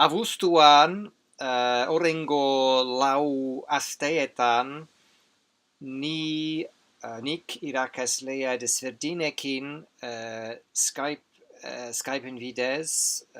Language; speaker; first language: Basque; non-native, learner; English